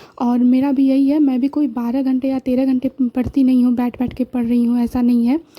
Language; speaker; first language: Hindi; native; Hindi